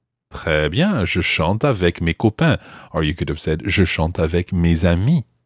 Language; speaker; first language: French; non-native, fluent; English